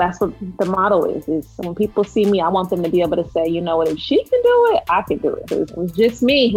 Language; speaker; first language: English; native; English